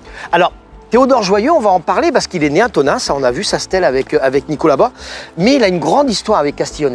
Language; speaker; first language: French; native; French